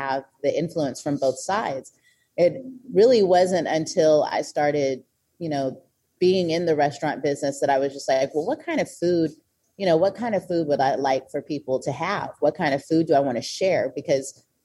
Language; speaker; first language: English; native; English